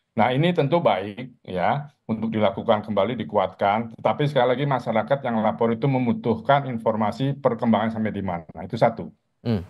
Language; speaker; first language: Indonesian; native; Indonesian